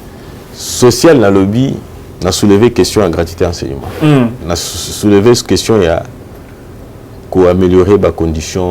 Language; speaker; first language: French; non-native, local second language; Lingala